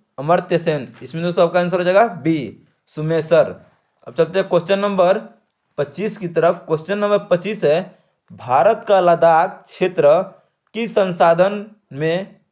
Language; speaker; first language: Hindi; native; Hindi